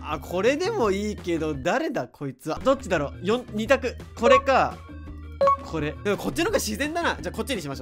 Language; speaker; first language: Japanese; native; Japanese